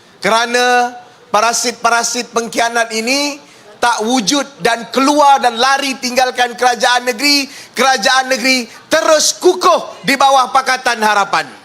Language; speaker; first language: Malay; native; Malay